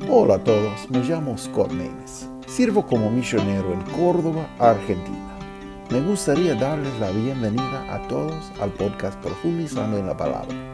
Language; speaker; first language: Spanish; non-native, fluent; English